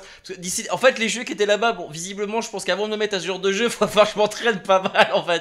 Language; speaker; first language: French; native; French